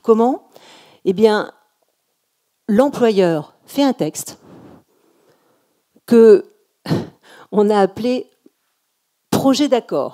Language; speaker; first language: French; native; French